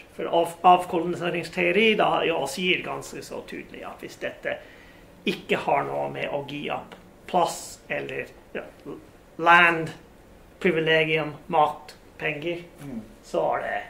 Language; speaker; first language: Norwegian; non-native, fluent; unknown